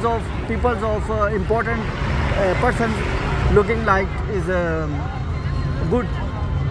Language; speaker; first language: English; non-native, learner; Spanish